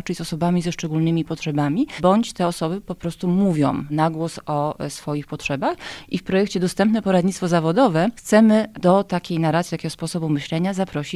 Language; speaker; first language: Polish; native; Polish